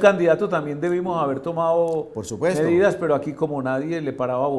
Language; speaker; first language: Spanish; native; Spanish